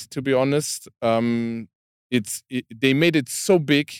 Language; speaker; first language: English; non-native, fluent; German